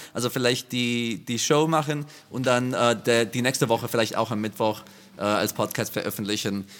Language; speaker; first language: German; non-native, fluent; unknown